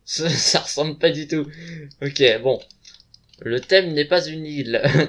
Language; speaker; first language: French; native; French